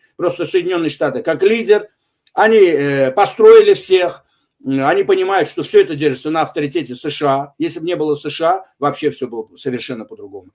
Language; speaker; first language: Russian; non-native, local second language; Azerbaijani